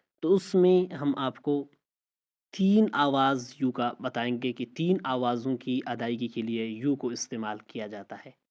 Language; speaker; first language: Urdu; non-native, local second language; Baluchi